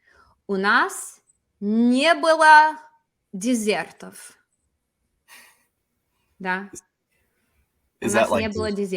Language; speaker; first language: Russian; non-native, fluent; English